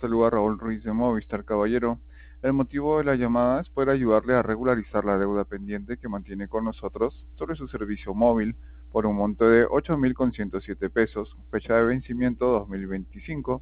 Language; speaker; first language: Spanish; native; Spanish